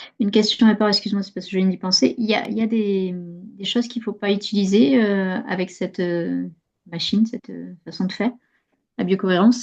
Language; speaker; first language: French; native; French